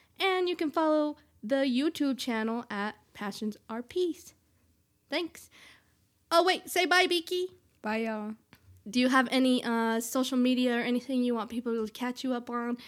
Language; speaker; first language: English; native; English